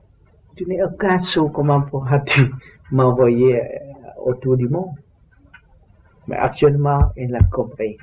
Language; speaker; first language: French; non-native, learner; Vietnamese